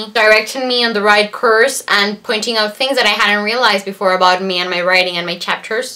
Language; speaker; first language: English; non-native, fluent; Spanish